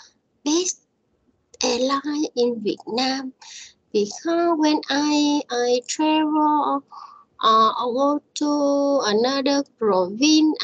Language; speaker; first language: English; non-native, learner; Vietnamese